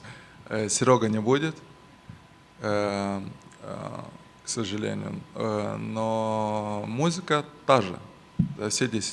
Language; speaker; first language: Russian; non-native, local second language; Romanian